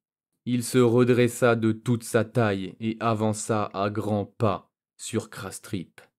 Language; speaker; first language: French; native; French